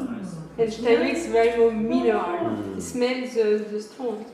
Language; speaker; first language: English; non-native, learner; French